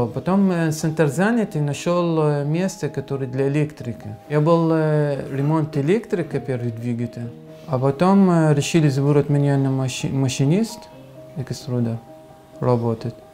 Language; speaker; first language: Russian; non-native, learner; Arabic